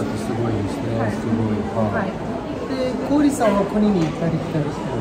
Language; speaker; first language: Japanese; non-native, fluent; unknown